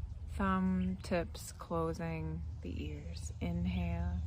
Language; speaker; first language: English; native; English